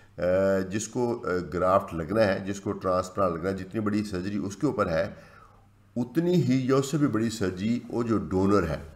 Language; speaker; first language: Urdu; native; Urdu